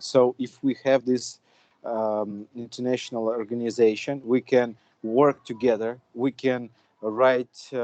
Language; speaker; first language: English; non-native, fluent; Russian